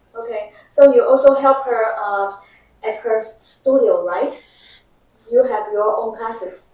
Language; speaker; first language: English; non-native, learner; Chinese